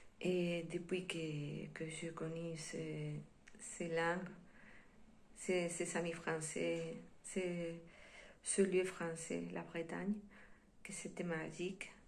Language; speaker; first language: French; non-native, fluent; Spanish